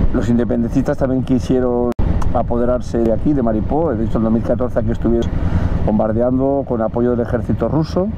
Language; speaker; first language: Spanish; native; Spanish